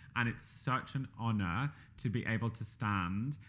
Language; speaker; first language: English; native; English